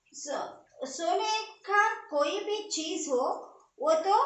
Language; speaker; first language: Hindi; non-native, local second language; Kannada